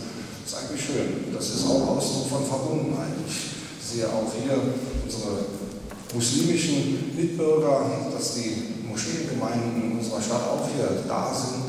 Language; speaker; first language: German; native; German